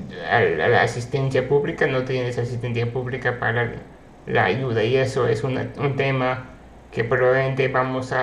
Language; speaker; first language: Spanish; non-native, fluent; English